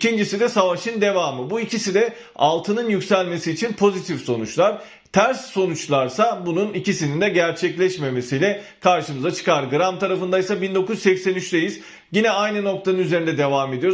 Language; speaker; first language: Turkish; native; Turkish